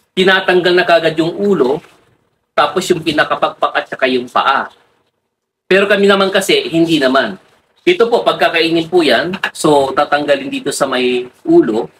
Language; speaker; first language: Filipino; non-native, local second language; Iloko